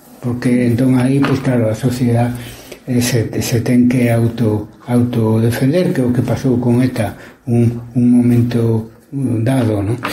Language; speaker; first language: Galician; non-native, local second language; Spanish